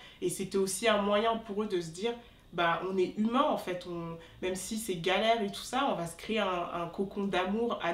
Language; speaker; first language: French; early bilingual, other home language; Wolof